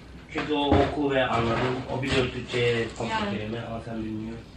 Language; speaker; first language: Turkish; non-native, learner; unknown